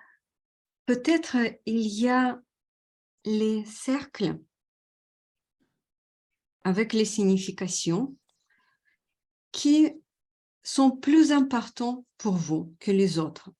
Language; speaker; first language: French; non-native, fluent; Russian